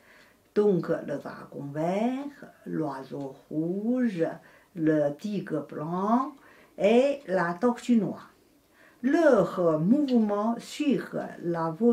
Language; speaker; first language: French; non-native, fluent; Chinese